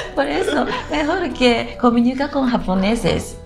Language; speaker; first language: Spanish; non-native, learner; Japanese